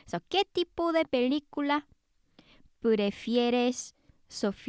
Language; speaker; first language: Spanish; non-native, fluent; Korean